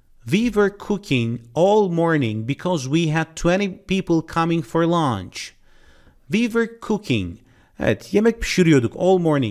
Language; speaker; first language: English; non-native, fluent; Turkish